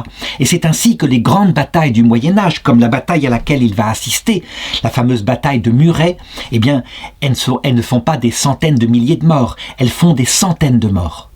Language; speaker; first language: French; native; French